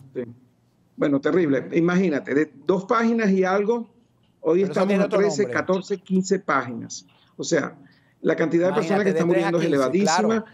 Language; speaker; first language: Spanish; native; Spanish